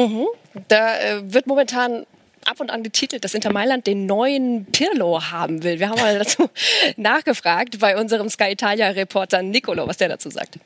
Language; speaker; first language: German; native; German